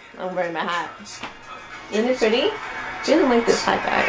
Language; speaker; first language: English; early bilingual, other home language; Spanish